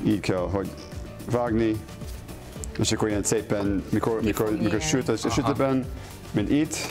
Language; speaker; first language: Hungarian; non-native, learner; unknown